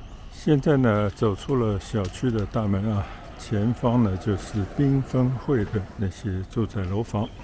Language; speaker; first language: Chinese; native; Chinese